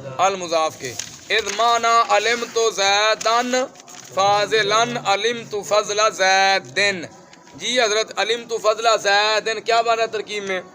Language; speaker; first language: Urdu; non-native, local second language; Punjabi